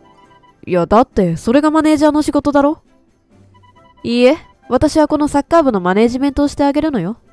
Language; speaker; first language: Japanese; native; Japanese